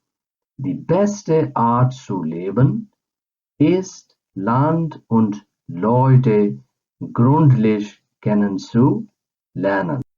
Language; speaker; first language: German; non-native, fluent; Urdu